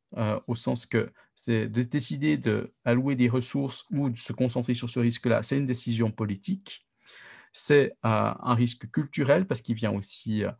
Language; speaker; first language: French; native; French